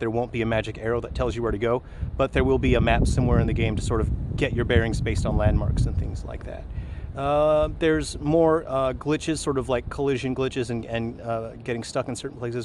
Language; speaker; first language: English; native; English